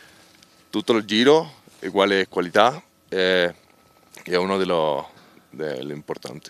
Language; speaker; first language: Italian; non-native, learner; Spanish